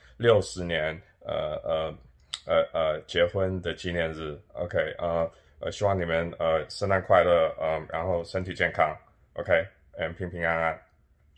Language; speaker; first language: Chinese; early bilingual, heritage; Chinese